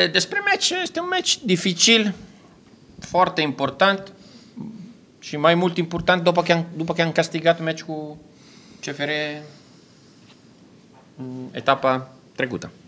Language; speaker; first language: Romanian; non-native, learner; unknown